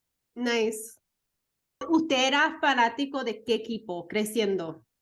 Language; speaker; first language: Spanish; early bilingual, heritage; Spanish